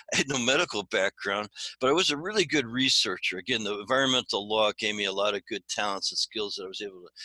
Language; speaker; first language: English; native; English